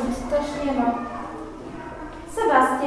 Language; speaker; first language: Polish; native; Polish